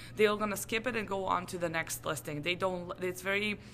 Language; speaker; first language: English; non-native, fluent; Serbian